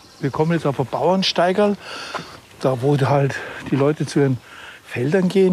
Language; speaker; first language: German; native; German